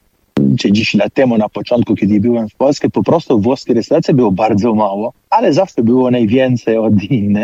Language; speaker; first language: Polish; non-native, fluent; Italian